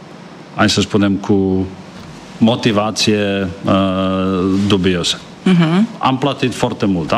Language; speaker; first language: Romanian; non-native, fluent; Czech